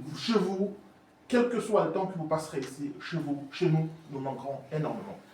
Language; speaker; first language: French; non-native, local second language; Fula